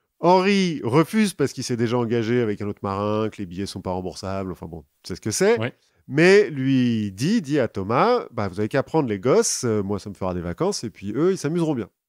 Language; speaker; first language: French; native; French